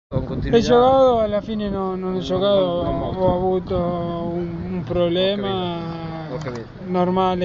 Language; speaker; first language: Italian; non-native, fluent; Spanish